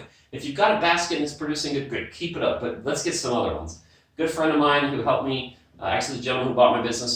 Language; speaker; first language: English; native; English